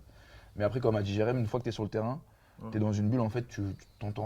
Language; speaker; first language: French; native; French